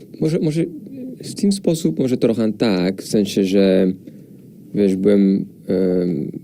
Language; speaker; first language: Polish; non-native, fluent; French